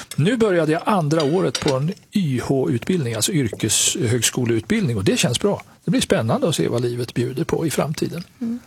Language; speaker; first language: Swedish; native; Swedish